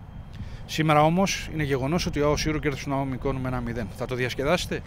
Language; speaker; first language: Greek; native; Greek